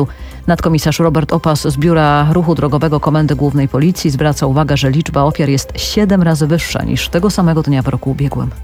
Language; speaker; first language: Polish; native; Polish